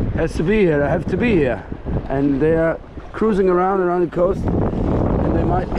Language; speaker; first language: English; non-native, fluent; Danish